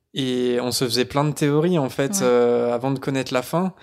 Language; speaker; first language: French; native; French